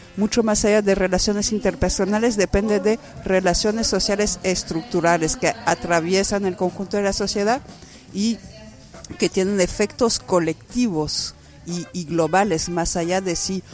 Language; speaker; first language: Spanish; non-native, fluent; French